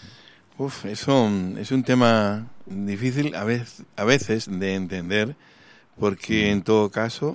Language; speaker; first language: Spanish; native; Spanish